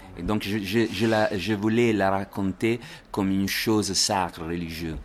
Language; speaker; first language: French; non-native, learner; Italian